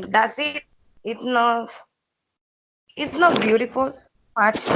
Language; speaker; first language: English; non-native, learner; Spanish